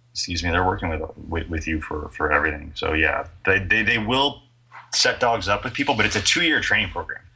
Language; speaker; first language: English; native; English